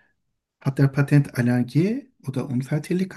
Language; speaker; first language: German; non-native, learner; Turkish